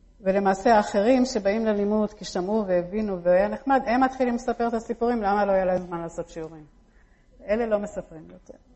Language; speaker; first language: Hebrew; early bilingual, other home language; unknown